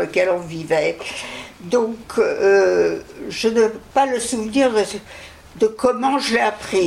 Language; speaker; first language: French; early bilingual, other home language; Yiddish